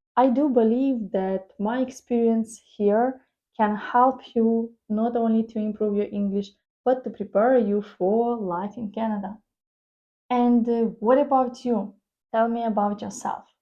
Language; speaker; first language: English; non-native, fluent; Ukrainian